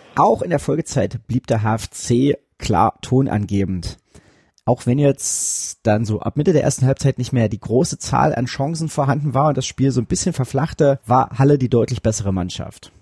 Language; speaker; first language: German; native; German